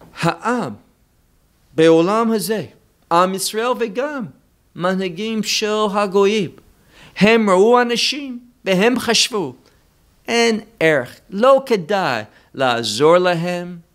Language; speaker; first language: Hebrew; non-native, fluent; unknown